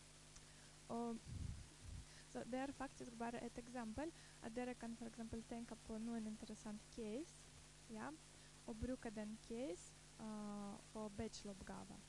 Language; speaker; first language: Norwegian; non-native, fluent; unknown